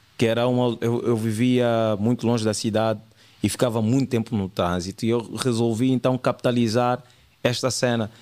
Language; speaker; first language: Portuguese; native; Portuguese